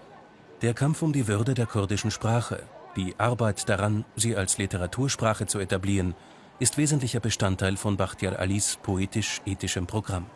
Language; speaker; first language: German; native; German